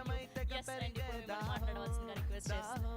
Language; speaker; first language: Telugu; native; Telugu